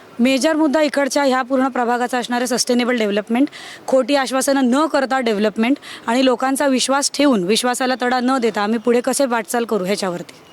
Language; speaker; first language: Marathi; native; Marathi